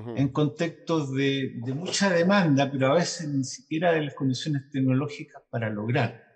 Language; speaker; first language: Spanish; native; Spanish